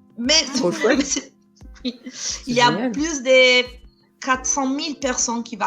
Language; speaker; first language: French; non-native, fluent; Italian